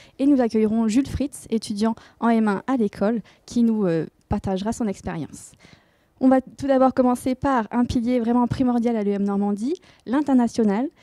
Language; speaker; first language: French; native; French